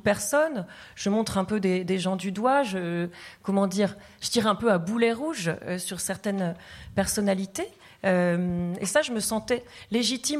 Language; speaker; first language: French; non-native, fluent; Tamil